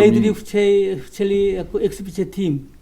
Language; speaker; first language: Czech; non-native, learner; Korean